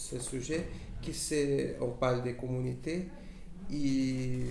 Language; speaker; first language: French; non-native, learner; Portuguese